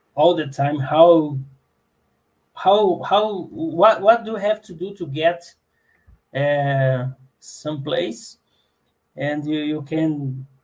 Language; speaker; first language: English; non-native, learner; Portuguese